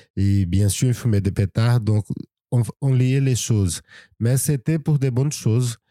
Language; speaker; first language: French; non-native, fluent; Portuguese